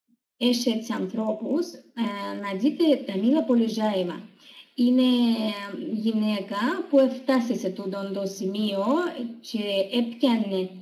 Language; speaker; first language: Greek; non-native, fluent; Russian